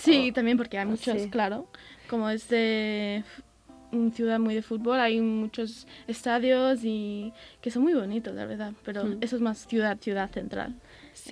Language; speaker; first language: Spanish; early bilingual, heritage; English